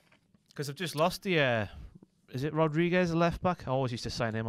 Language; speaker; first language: English; native; English